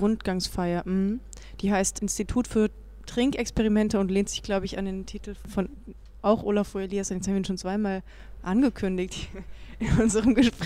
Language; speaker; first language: German; native; German